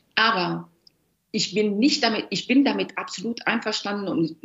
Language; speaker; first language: German; early bilingual, other home language; Persian